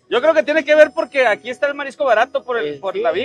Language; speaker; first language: Spanish; native; Spanish